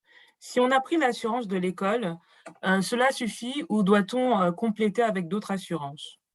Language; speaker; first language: French; native; French